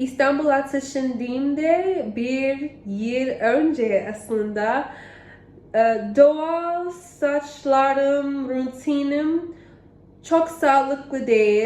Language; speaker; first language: Turkish; non-native, learner; English